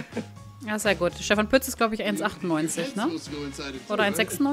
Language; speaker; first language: German; native; German